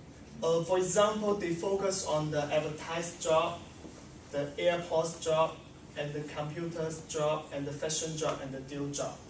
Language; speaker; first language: English; non-native, learner; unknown